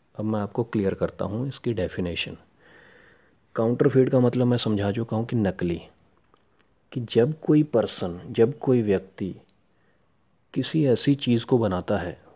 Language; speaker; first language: Hindi; non-native, local second language; Punjabi